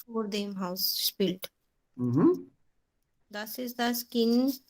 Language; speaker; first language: German; non-native, learner; Hindi